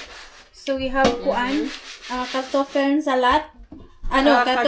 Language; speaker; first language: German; non-native, learner; Filipino